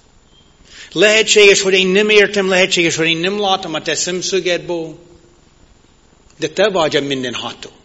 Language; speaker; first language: Hungarian; non-native, fluent; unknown